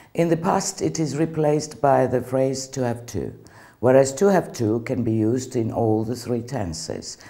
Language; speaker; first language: English; non-native, fluent; Georgian